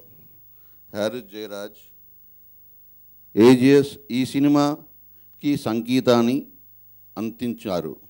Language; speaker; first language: Telugu; native; Telugu